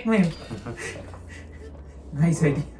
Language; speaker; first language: Japanese; non-native, learner; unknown